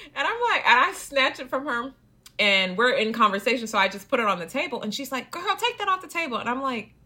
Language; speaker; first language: English; native; English